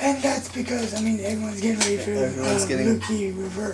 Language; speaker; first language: English; native; English